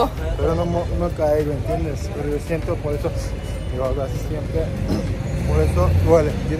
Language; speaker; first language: Spanish; non-native, learner; Turkish